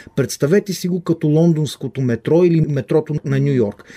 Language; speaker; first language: Bulgarian; non-native, fluent; Hebrew